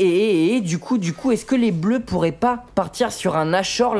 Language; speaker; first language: French; native; French